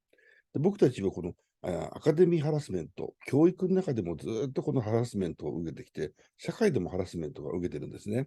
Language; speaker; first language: Japanese; native; Japanese